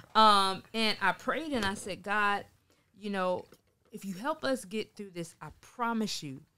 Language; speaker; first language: English; native; English